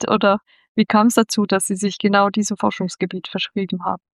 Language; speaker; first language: German; native; German